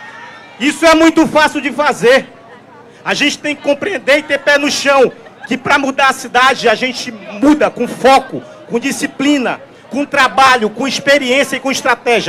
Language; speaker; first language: Portuguese; native; Portuguese